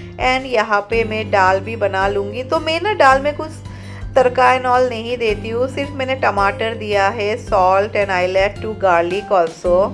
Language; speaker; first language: Hindi; non-native, local second language; Bangla